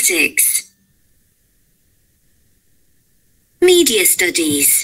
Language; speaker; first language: English; non-native, learner; Spanish